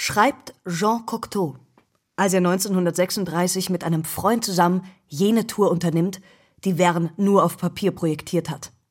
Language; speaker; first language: German; native; German